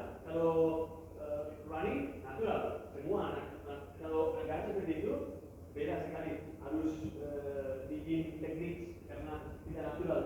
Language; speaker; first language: Indonesian; non-native, learner; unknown